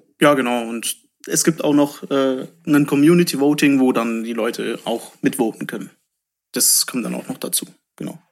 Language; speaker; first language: German; native; German